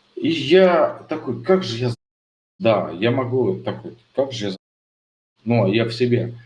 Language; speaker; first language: Russian; native; Russian